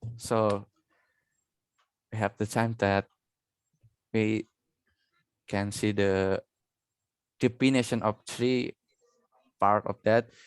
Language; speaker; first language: English; non-native, learner; Indonesian